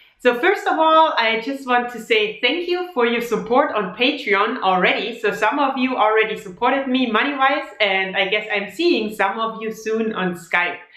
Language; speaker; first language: English; non-native, fluent; German